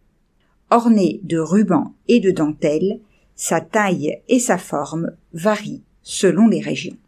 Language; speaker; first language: French; native; French